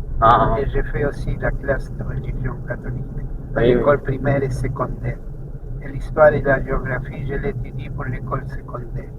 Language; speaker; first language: French; non-native, fluent; Spanish